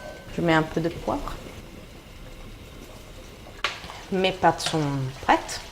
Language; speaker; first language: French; non-native, fluent; Italian